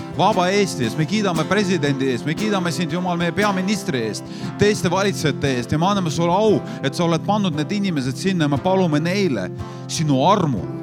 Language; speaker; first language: Estonian; non-native, fluent; Lithuanian